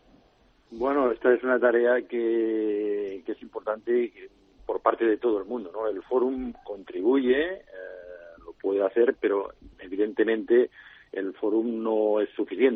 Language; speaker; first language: Spanish; native; Spanish